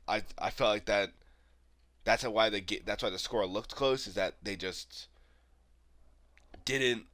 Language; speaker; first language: English; native; English